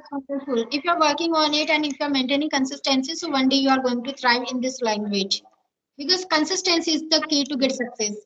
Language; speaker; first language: English; non-native, learner; Hindi